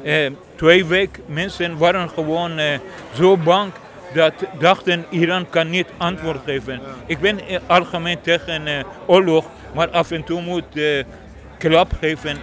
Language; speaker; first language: Dutch; non-native, learner; Persian